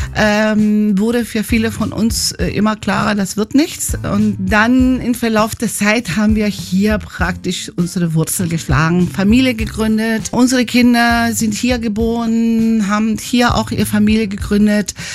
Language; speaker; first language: German; non-native, fluent; Spanish